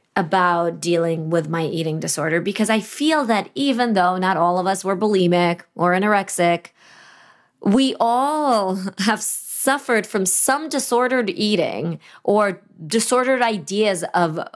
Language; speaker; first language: English; early bilingual, other home language; Russian